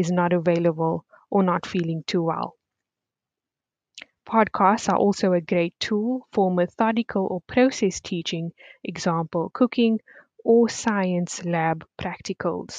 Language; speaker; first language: English; native; English